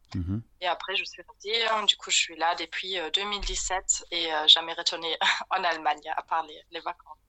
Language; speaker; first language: French; non-native, fluent; German